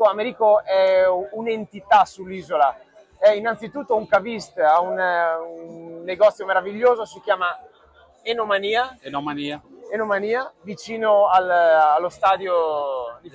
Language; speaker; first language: Italian; native; Italian